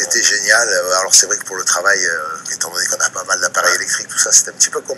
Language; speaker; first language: French; native; French